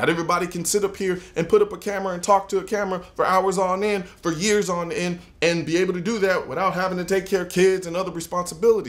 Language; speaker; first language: English; native; English